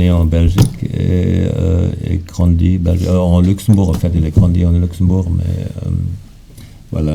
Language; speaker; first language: French; non-native, fluent; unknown